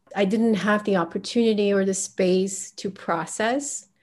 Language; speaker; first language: English; early bilingual, other home language; Chinese